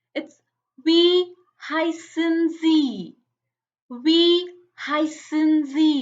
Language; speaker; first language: German; non-native, fluent; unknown